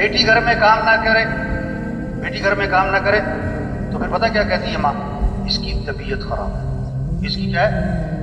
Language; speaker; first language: Urdu; non-native, local second language; Pashto